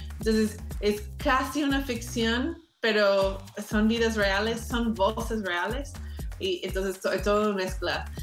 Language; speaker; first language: Spanish; non-native, fluent; English